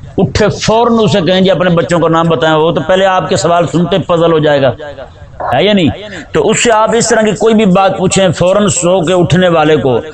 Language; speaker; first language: Urdu; native; Urdu